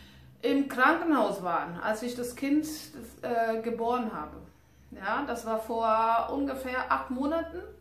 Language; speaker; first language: German; non-native, fluent; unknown